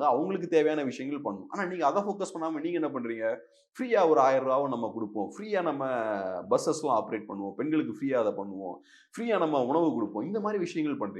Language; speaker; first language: Tamil; native; Tamil